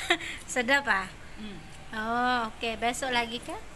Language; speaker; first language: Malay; non-native, learner; Filipino